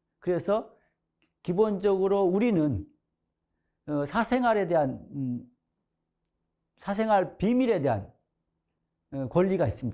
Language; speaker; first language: Korean; native; Korean